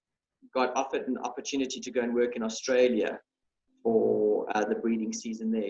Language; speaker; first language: English; native; English